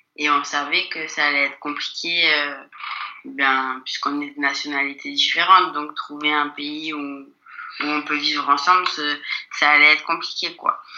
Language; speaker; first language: French; native; French